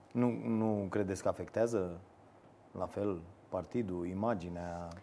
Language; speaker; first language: Romanian; native; Romanian